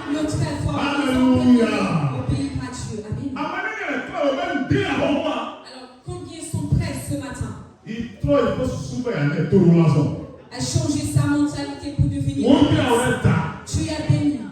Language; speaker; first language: French; non-native, local second language; Ewe